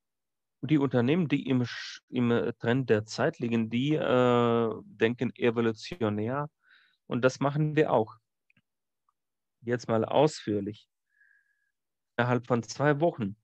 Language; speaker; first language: German; non-native, fluent; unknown